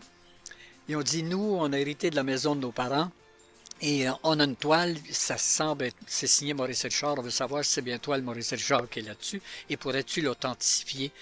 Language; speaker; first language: French; native; French